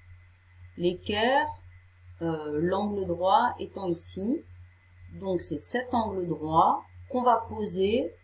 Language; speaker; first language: French; native; French